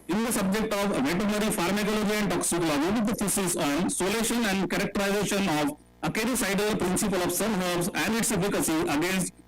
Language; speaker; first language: English; non-native, local second language; Marathi